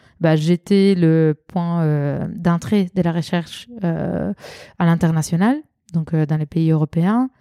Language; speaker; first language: French; non-native, fluent; Italian